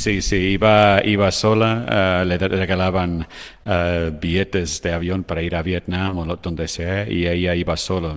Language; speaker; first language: Spanish; non-native, fluent; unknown